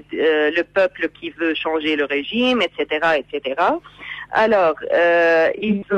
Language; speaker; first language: French; non-native, fluent; Arabic